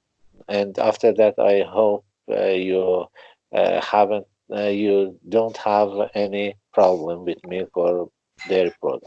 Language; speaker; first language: English; non-native, learner; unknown